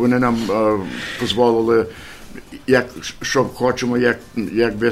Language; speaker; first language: Ukrainian; early bilingual, heritage; Ukrainian